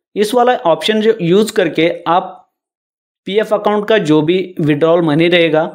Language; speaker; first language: Hindi; non-native, local second language; Marathi